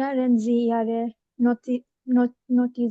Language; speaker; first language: German; non-native, learner; Bangla